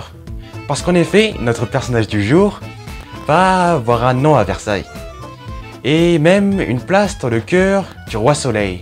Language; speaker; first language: French; native; French